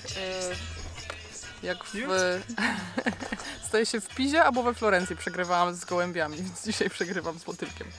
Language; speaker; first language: Polish; native; Polish